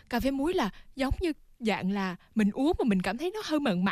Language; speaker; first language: Vietnamese; native; Vietnamese